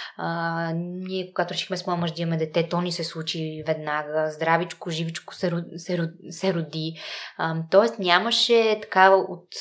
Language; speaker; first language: Bulgarian; native; Bulgarian